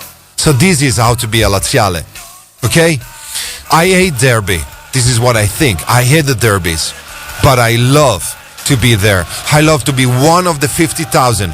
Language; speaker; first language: English; non-native, fluent; Italian